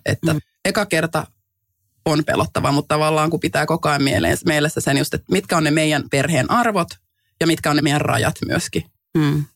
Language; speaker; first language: Finnish; native; Finnish